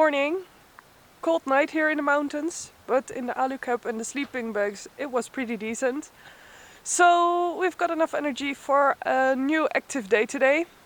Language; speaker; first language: English; non-native, fluent; Dutch